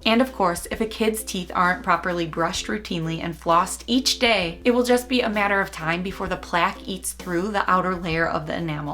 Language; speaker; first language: English; native; English